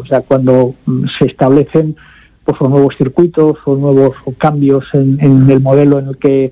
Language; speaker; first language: Spanish; native; Spanish